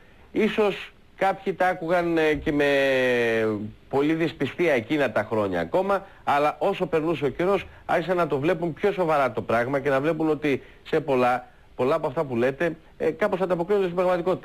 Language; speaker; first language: Greek; native; Greek